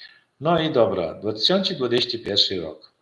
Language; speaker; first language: Polish; non-native, learner; Turkmen